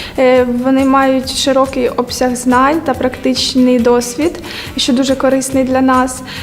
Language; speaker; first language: Ukrainian; native; Ukrainian